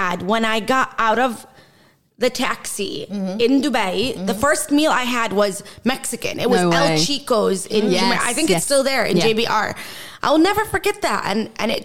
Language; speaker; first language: English; native; English